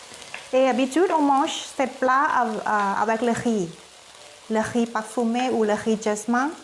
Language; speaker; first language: French; non-native, learner; Thai